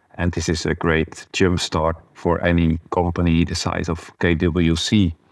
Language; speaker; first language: English; non-native, fluent; Dutch